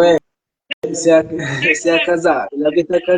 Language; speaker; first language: French; non-native, local second language; Arabic